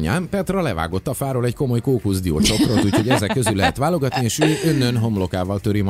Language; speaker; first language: Hungarian; native; Hungarian